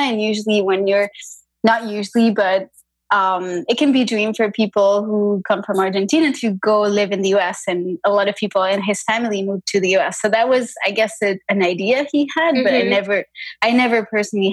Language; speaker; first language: English; non-native, fluent; French